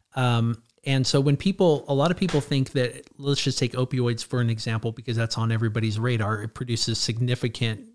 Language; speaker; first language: English; native; English